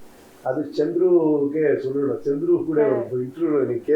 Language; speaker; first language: Tamil; non-native, learner; Kannada